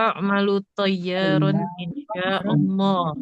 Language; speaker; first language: Arabic; non-native, learner; Indonesian